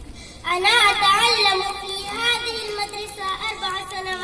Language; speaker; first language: Arabic; non-native, learner; Urdu